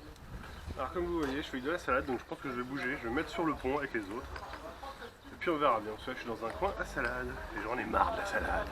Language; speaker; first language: French; native; French